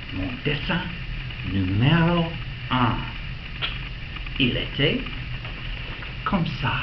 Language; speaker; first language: French; non-native, fluent; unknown